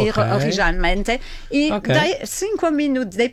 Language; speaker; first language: Portuguese; non-native, fluent; French